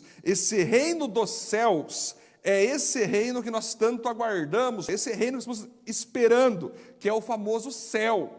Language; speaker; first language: Portuguese; native; Portuguese